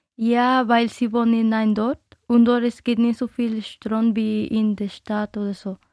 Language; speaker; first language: German; non-native, learner; Spanish